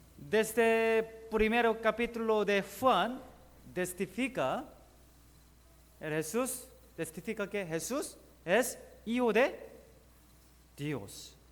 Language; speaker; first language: Spanish; non-native, learner; Korean